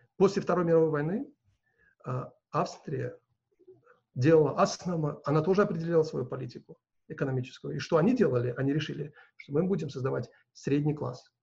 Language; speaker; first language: Russian; non-native, local second language; Uzbek